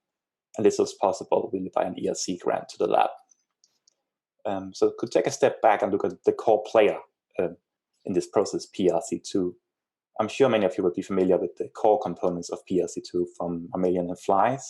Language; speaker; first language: English; non-native, fluent; Danish